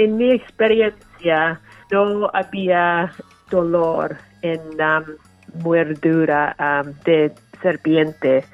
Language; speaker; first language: Spanish; non-native, learner; English